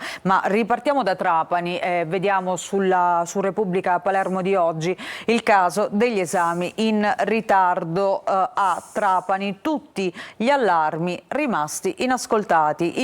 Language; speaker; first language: Italian; native; Italian